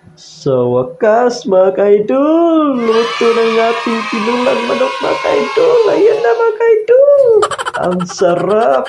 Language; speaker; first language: Filipino; non-native, local second language; Cebuano